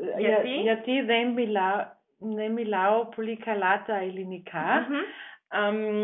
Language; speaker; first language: Greek; non-native, fluent; German